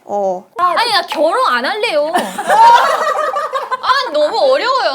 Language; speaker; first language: Korean; non-native, fluent; Japanese